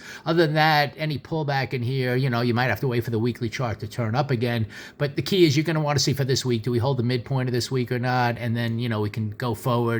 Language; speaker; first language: English; native; English